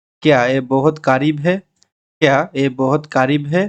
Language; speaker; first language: Hindi; non-native, learner; Bangla